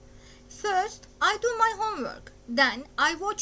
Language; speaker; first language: English; non-native, fluent; Turkish